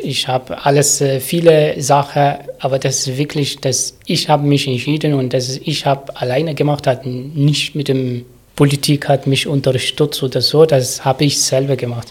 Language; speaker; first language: German; non-native, learner; Arabic